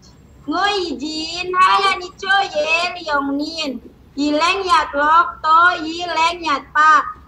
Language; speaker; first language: Cantonese; non-native, learner; Indonesian